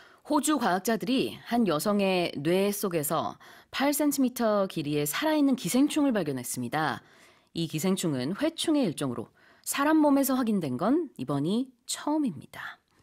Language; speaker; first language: Korean; native; Korean